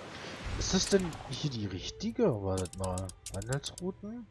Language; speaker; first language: German; native; German